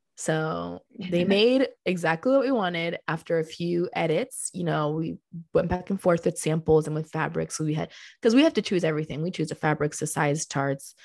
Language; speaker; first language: English; early bilingual, other home language; Spanish